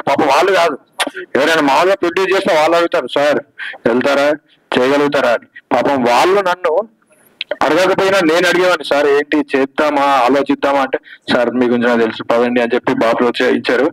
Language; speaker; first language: Telugu; native; Telugu